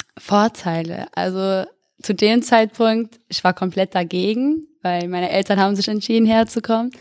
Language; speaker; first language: German; non-native, fluent; Albanian